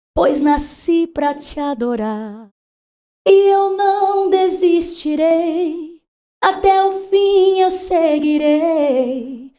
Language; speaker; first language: Portuguese; native; Portuguese